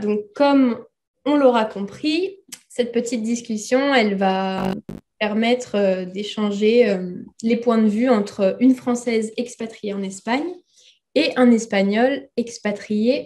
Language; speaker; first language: French; native; French